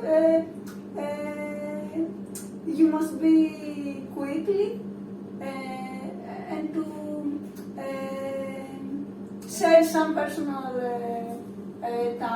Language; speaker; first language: English; non-native, learner; Greek